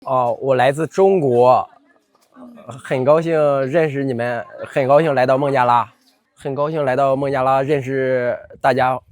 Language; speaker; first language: Chinese; non-native, learner; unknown